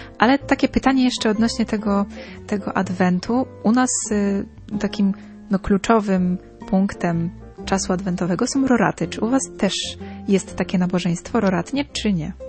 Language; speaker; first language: Polish; native; Polish